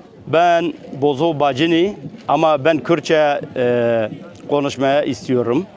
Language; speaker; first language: Turkish; non-native, local second language; Kurdish